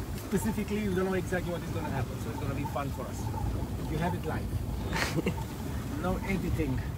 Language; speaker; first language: English; non-native, fluent; Romanian